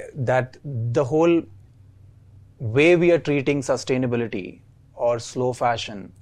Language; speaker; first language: English; non-native, local second language; Hindi